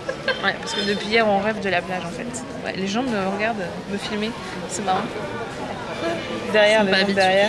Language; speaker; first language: French; native; French